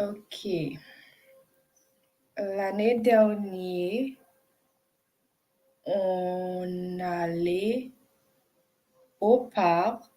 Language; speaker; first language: French; non-native, learner; English